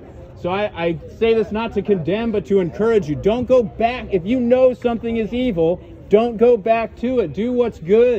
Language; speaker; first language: English; native; English